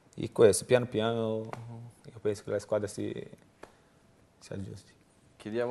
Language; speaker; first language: Italian; non-native, learner; Portuguese